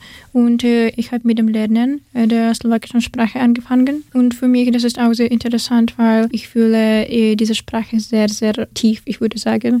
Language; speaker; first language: German; non-native, learner; Ukrainian